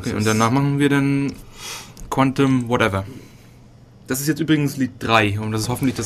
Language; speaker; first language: German; native; German